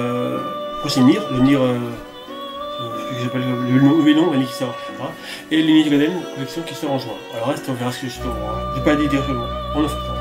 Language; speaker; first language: French; native; French